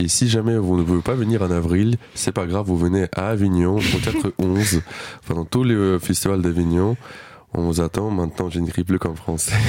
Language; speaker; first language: French; non-native, fluent; Russian